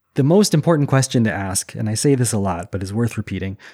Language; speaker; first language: English; native; English